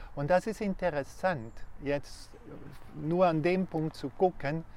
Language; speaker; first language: German; non-native, fluent; Portuguese